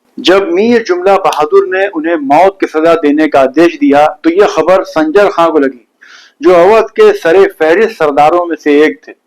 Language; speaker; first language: Urdu; native; Urdu